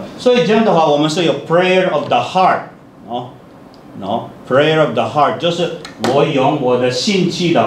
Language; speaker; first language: Chinese; non-native, fluent; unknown